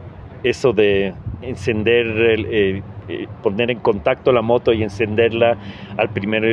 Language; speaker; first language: Spanish; native; Spanish